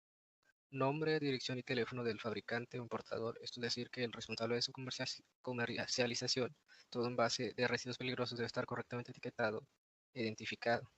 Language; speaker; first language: Spanish; native; Spanish